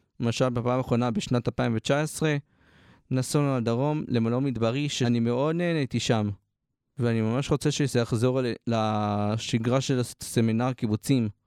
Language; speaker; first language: Hebrew; native; Hebrew